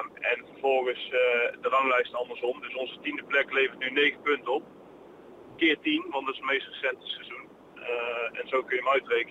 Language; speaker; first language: Dutch; native; Dutch